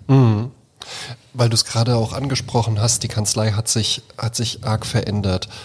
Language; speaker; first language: German; native; German